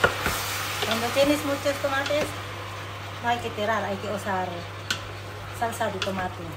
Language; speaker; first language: Spanish; non-native, learner; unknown